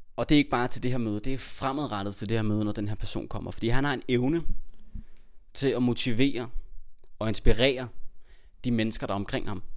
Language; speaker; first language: Danish; native; Danish